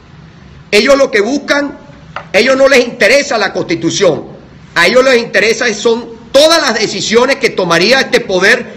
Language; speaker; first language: Spanish; native; Spanish